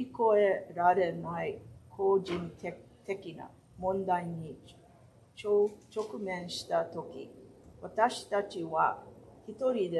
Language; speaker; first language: Japanese; early bilingual, heritage; Japanese